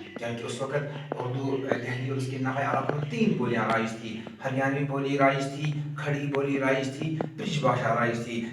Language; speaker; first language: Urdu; non-native, local second language; Kashmiri